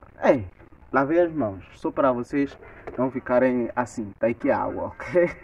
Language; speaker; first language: Portuguese; non-native, local second language; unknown